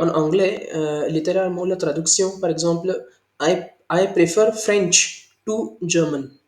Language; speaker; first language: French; non-native, learner; Hindi